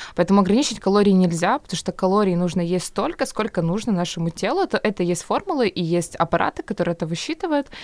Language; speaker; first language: Russian; native; Russian